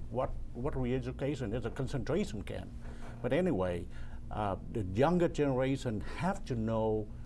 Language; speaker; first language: English; non-native, learner; Vietnamese